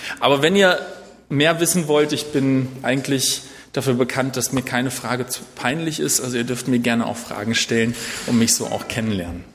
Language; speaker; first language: German; native; German